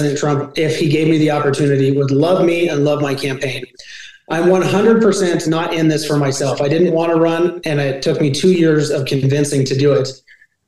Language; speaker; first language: English; native; English